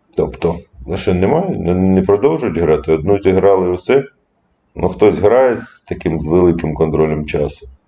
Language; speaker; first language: Ukrainian; non-native, local second language; Russian